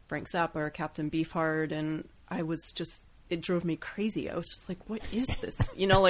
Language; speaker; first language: English; native; English